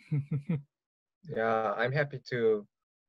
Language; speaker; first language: English; non-native, learner; Korean